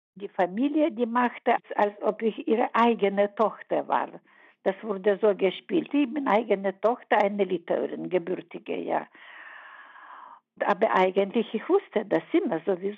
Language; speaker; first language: German; early bilingual, heritage; German